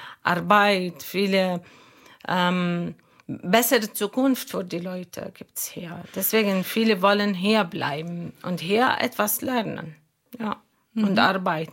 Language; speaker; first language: German; non-native, learner; Arabic